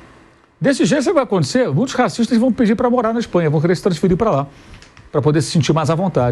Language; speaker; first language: Portuguese; native; Portuguese